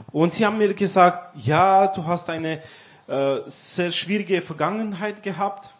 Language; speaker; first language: German; non-native, learner; Romanian